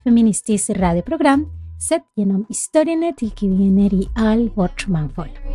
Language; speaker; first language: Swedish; non-native, learner; Spanish